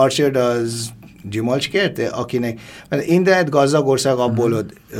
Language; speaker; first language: Hungarian; non-native, fluent; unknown